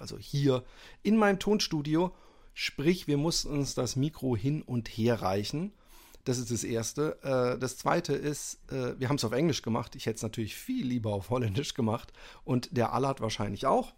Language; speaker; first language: German; native; German